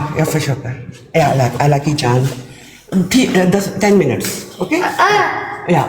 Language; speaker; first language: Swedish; non-native, learner; Urdu